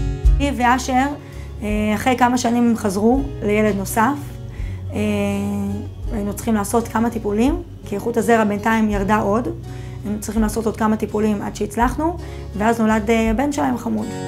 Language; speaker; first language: Hebrew; native; Hebrew